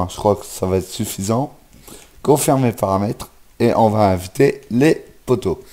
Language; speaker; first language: French; native; French